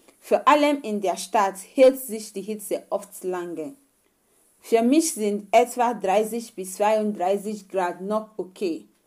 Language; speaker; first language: German; non-native, fluent; Igbo